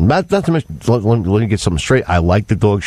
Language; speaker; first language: English; native; English